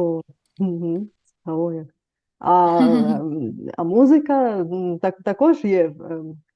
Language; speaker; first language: Ukrainian; non-native, fluent; Bulgarian